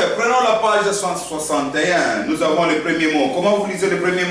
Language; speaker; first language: French; non-native, fluent; Korean